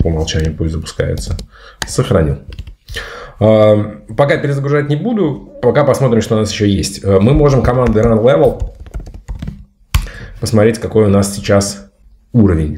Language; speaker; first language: Russian; native; Russian